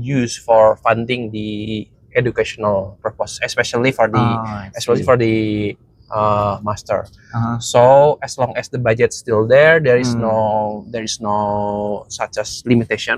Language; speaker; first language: English; non-native, fluent; Indonesian